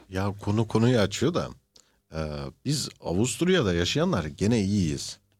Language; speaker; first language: Turkish; native; Turkish